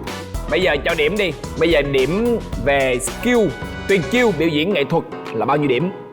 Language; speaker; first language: Vietnamese; native; Vietnamese